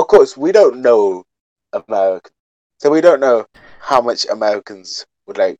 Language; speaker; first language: English; native; English